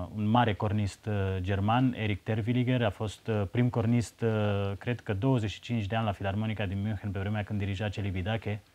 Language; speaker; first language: Romanian; native; Romanian